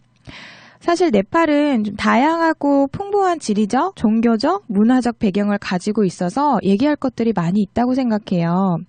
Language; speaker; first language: Korean; native; Korean